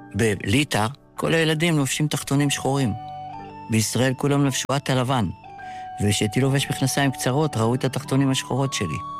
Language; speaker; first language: Hebrew; early bilingual, other home language; Yiddish